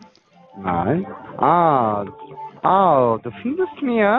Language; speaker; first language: German; non-native, learner; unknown